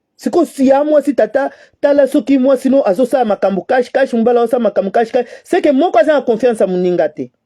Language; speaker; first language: French; non-native, local second language; Lingala